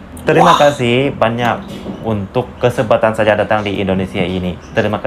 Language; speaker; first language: Indonesian; non-native, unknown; Lao